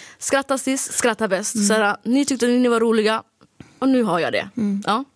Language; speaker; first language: Swedish; early bilingual, other home language; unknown